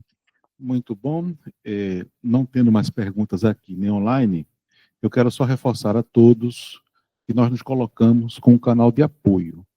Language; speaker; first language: Portuguese; native; Portuguese